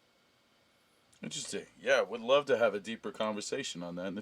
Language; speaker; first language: English; native; English